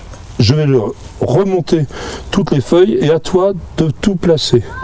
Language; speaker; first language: French; native; French